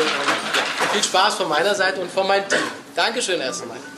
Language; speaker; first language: German; native; German